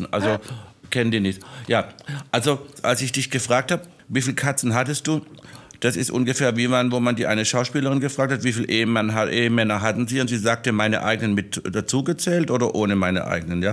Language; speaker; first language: German; native; German